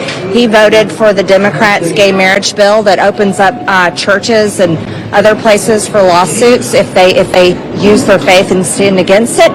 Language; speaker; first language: English; native; English